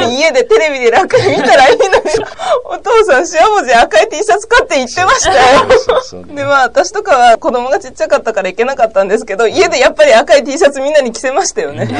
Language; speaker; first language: Japanese; native; Japanese